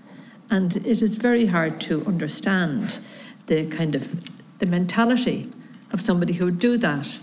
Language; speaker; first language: English; native; English